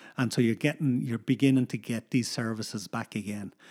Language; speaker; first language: English; native; English